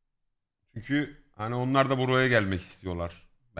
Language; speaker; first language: Turkish; native; Turkish